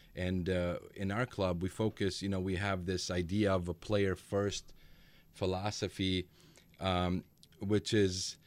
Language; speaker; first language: English; early bilingual, other home language; Macedonian